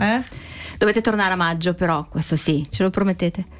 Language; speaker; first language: Italian; native; Italian